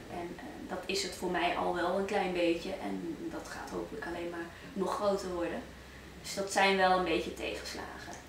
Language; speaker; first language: Dutch; early bilingual, other home language; Arabic